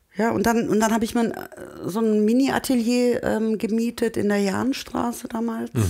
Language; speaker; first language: German; early bilingual, other home language; Turkish